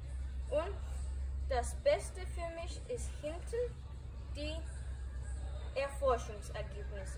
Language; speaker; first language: German; early bilingual, heritage; German